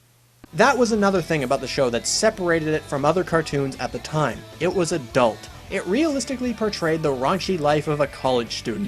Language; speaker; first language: English; native; English